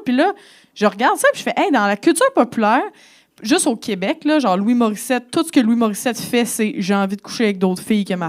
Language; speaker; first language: French; native; French